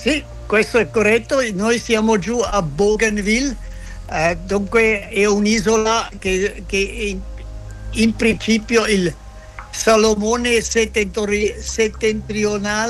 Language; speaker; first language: Italian; non-native, fluent; French